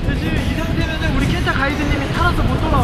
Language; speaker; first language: Korean; native; Korean